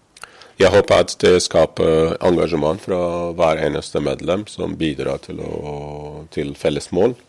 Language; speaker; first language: Norwegian; non-native, fluent; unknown